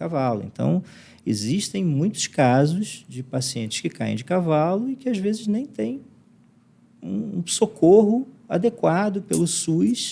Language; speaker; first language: Portuguese; native; Portuguese